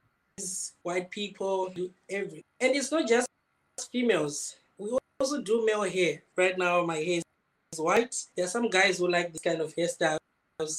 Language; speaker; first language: English; non-native, local second language; Shona